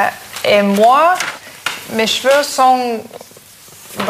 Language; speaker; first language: French; non-native, learner; Russian